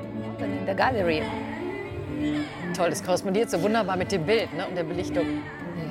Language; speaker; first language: German; native; German